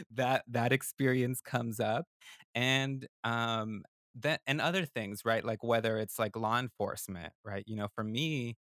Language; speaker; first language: English; early bilingual, other home language; Spanish